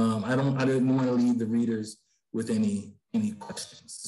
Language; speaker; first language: English; native; English